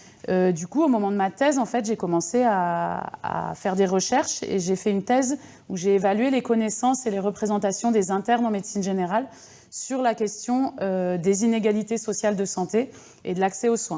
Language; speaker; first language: French; native; French